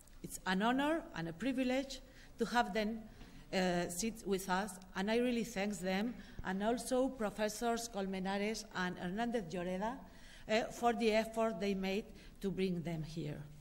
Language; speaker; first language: English; non-native, fluent; Spanish